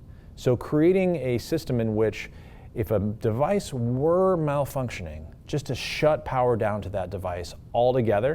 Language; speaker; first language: English; native; English